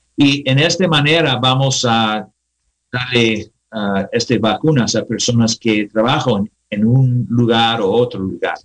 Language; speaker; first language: Spanish; non-native, learner; English